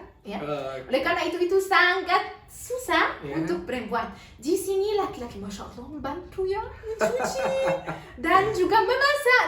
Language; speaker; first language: Indonesian; non-native, learner; Arabic